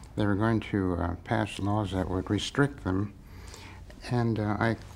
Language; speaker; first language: English; native; English